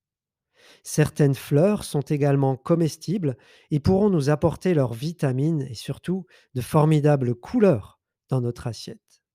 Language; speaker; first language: French; native; French